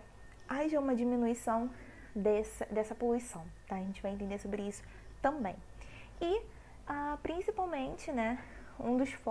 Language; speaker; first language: Portuguese; native; Portuguese